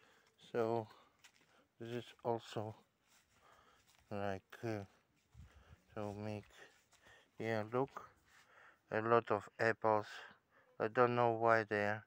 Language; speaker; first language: English; non-native, learner; Russian